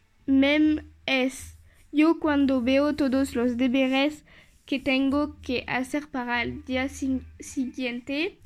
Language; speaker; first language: Spanish; non-native, learner; French